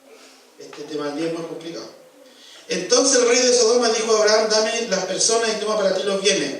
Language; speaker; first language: Spanish; native; Spanish